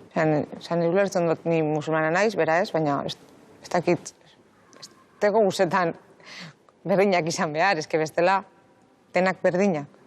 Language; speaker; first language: Basque; non-native, local second language; Arabic